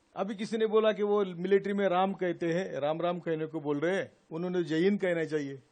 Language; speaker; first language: Hindi; non-native, local second language; Marathi